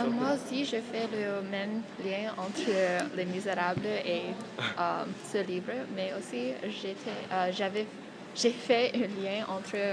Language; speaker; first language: French; non-native, fluent; English